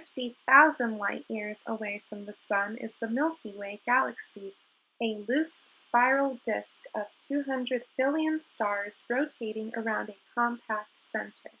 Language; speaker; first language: English; native; English